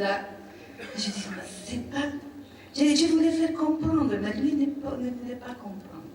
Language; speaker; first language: French; non-native, learner; Italian